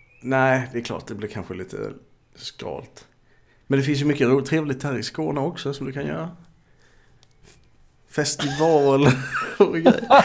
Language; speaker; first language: Swedish; native; Swedish